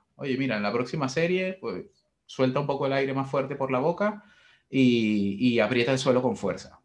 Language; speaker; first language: Spanish; native; Spanish